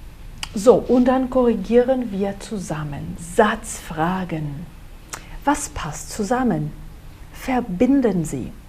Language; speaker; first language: German; non-native, fluent; Portuguese